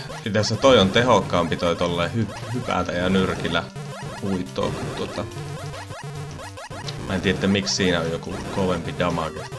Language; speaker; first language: Finnish; native; Finnish